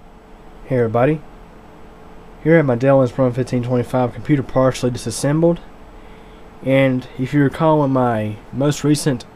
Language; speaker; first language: English; native; English